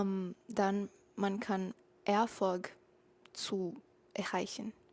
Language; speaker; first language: German; non-native, learner; Portuguese